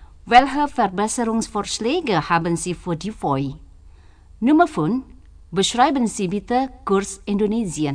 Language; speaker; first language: German; non-native, learner; Indonesian